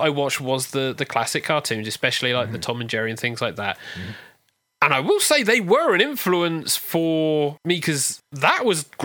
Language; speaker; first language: English; native; English